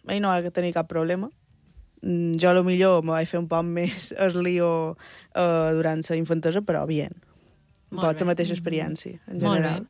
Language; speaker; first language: Catalan; early bilingual, other home language; Spanish